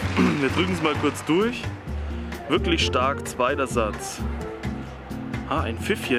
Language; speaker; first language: German; native; German